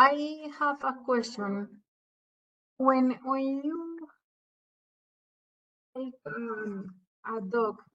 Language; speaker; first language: English; non-native, learner; Spanish